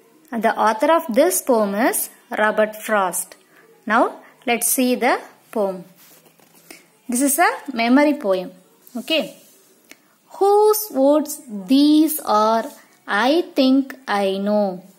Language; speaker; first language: English; non-native, local second language; Tamil